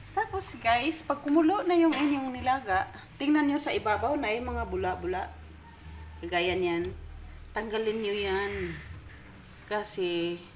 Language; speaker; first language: Filipino; non-native, local second language; Cebuano